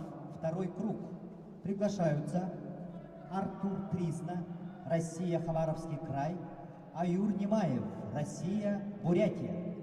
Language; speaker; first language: Russian; native; Russian